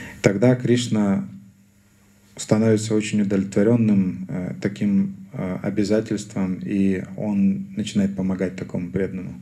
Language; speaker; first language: Russian; native; Russian